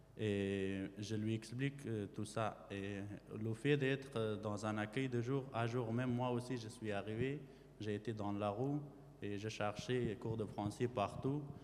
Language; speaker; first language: French; non-native, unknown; Persian